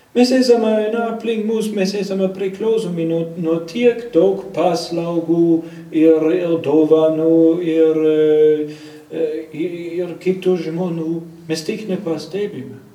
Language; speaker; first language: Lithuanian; non-native, fluent; German